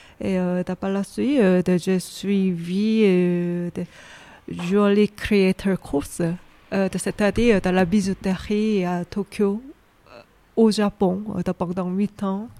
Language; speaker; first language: French; non-native, learner; Korean